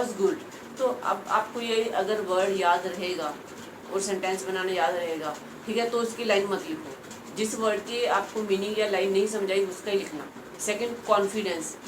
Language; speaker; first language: Hindi; non-native, local second language; Punjabi